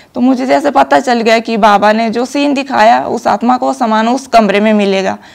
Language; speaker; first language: Hindi; native; Hindi